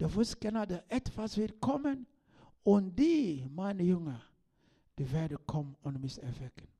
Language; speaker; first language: German; non-native, learner; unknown